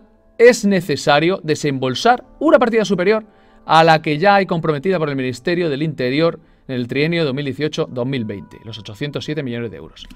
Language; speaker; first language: Spanish; native; Spanish